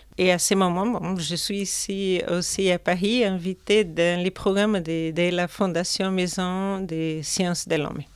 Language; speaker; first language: French; non-native, fluent; Portuguese